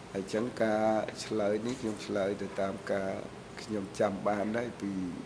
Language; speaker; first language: Khmer; native; Khmer